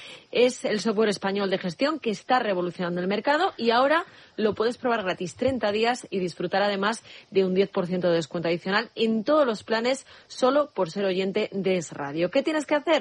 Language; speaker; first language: Spanish; native; Spanish